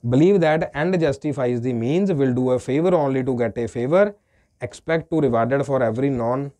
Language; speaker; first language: English; non-native, local second language; Punjabi